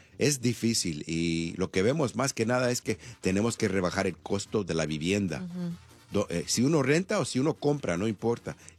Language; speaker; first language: Spanish; early bilingual, heritage; Spanish